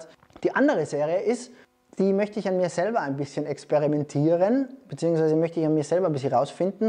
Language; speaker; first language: German; native; German